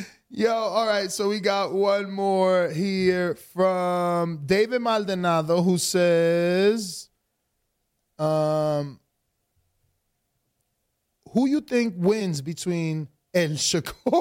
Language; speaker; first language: English; native; English